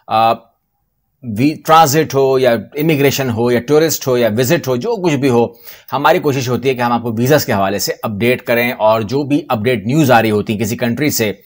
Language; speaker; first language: Urdu; non-native, local second language; Punjabi